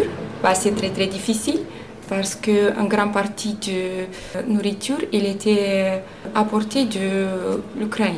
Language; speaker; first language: French; non-native, learner; Romanian